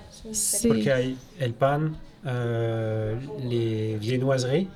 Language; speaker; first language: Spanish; non-native, fluent; French